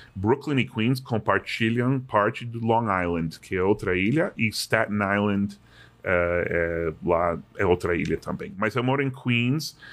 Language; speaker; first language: Portuguese; non-native, fluent; English